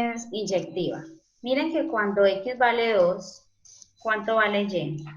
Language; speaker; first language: Spanish; native; Spanish